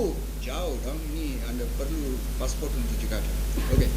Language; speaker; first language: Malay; non-native, learner; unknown